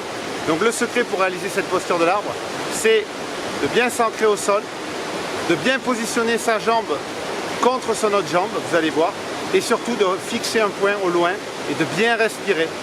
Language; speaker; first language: French; native; French